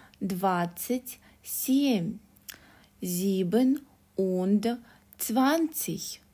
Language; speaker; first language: German; non-native, fluent; Russian